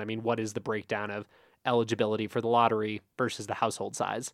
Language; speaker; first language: English; native; English